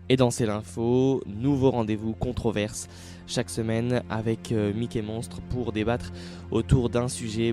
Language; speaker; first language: French; native; French